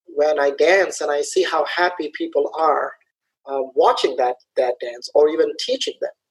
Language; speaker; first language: English; early bilingual, other home language; Somali